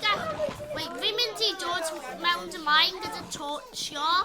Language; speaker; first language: Welsh; non-native, local second language; English